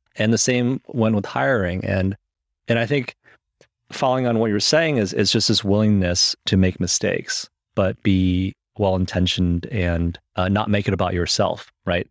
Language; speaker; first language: English; early bilingual, other home language; Chinese